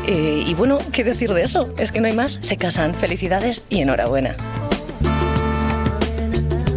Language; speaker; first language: Spanish; native; Spanish